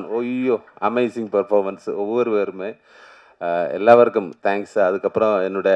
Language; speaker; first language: Tamil; non-native, learner; Malayalam